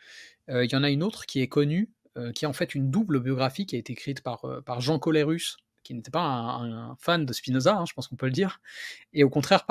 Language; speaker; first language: French; native; French